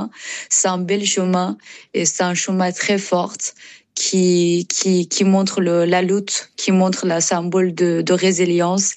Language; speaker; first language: French; non-native, learner; Persian